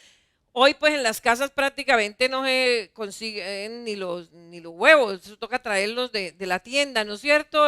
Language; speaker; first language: Spanish; native; Spanish